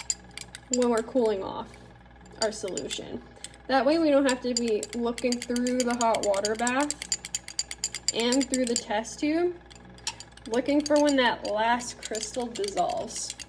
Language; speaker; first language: English; native; English